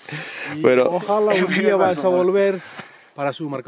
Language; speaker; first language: Spanish; non-native, learner; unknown